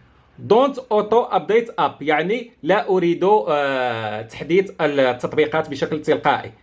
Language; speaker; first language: Arabic; native; Arabic